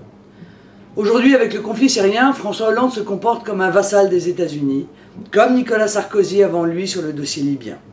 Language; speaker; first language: French; native; French